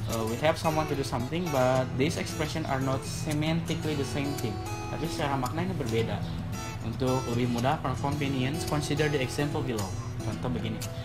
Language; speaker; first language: English; non-native, fluent; Indonesian